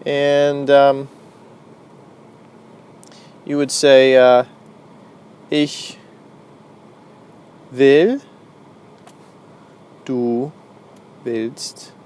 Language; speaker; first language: German; non-native, fluent; English